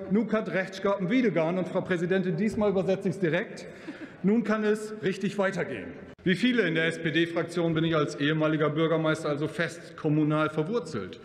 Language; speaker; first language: German; non-native, local second language; Low German